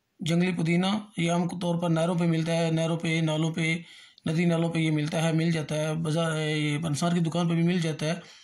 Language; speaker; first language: Urdu; non-native, local second language; Punjabi